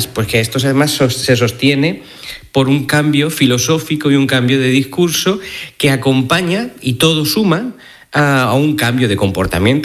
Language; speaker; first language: Spanish; native; Spanish